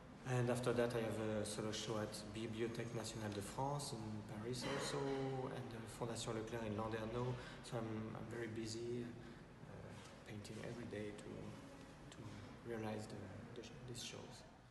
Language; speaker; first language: English; non-native, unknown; French